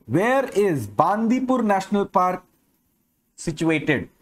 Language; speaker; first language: English; non-native, local second language; Bangla